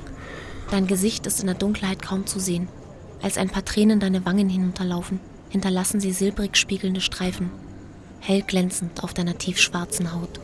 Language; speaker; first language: German; native; German